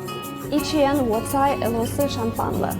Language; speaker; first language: Chinese; non-native, fluent; Russian